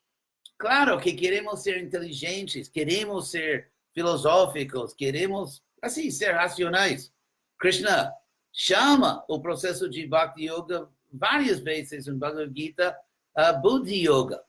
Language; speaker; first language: Portuguese; non-native, fluent; English